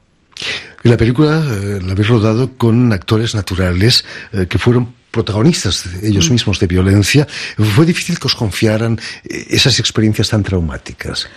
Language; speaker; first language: Spanish; native; Spanish